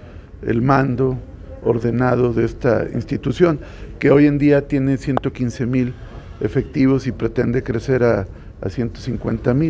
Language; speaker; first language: Spanish; native; Spanish